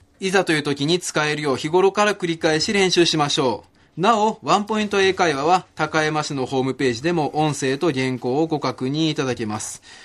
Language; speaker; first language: Japanese; native; Japanese